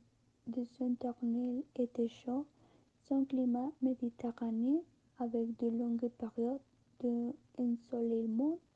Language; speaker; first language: French; non-native, learner; Spanish